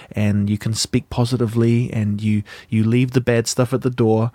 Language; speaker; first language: English; native; English